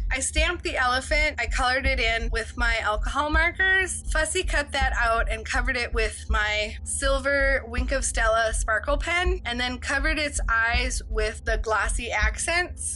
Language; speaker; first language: English; native; English